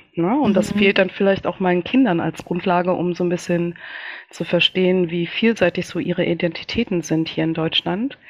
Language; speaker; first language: German; early bilingual, other home language; Kinyarwanda